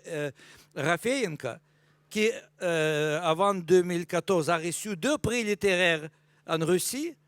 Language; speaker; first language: French; non-native, fluent; Russian